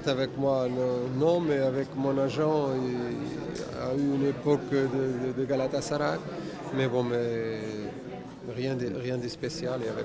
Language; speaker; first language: French; non-native, fluent; Portuguese